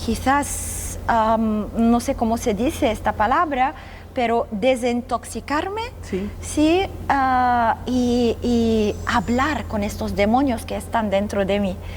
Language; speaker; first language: Spanish; non-native, fluent; Arabic